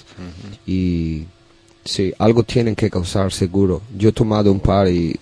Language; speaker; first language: Spanish; non-native, learner; English